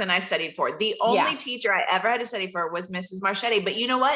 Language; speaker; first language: English; native; English